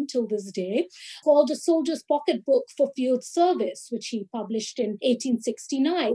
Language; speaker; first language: English; non-native, local second language; Bangla